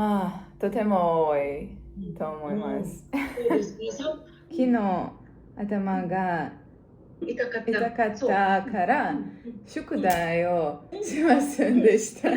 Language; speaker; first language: Japanese; non-native, learner; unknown